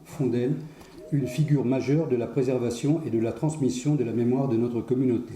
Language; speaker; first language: French; native; French